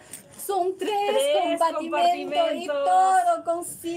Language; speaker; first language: Spanish; non-native, learner; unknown